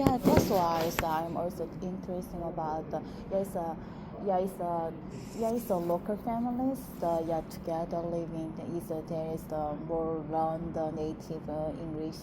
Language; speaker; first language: English; non-native, learner; Korean